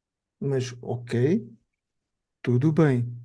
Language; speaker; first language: Portuguese; native; Portuguese